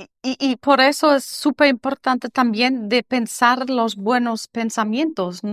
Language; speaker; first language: Spanish; non-native, learner; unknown